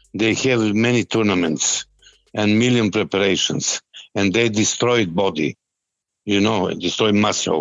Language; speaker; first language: English; non-native, learner; Serbian